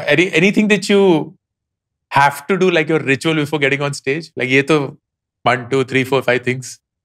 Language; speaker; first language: English; non-native, local second language; Hindi